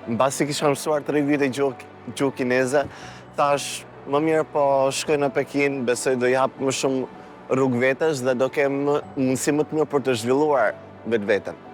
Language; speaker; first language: Albanian; native; Albanian